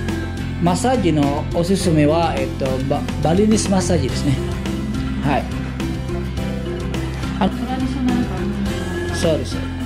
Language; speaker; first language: Japanese; non-native, fluent; Balinese